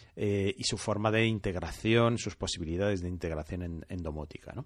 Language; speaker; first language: Spanish; non-native, fluent; French